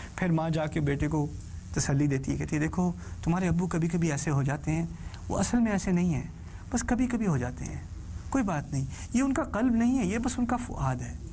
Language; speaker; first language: Urdu; early bilingual, heritage; Urdu